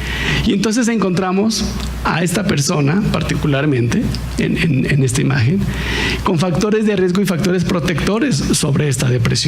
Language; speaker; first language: Spanish; native; Spanish